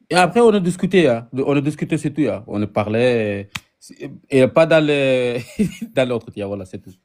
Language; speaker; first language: French; non-native, learner; Arabic